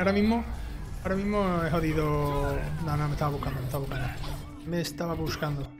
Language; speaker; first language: Spanish; native; Spanish